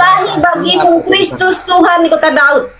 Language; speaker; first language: Indonesian; native; Indonesian